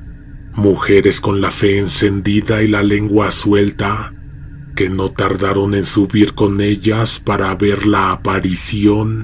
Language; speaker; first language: Spanish; native; Spanish